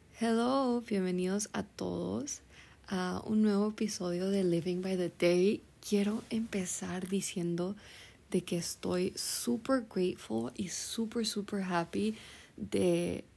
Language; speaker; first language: Spanish; early bilingual, heritage; Spanish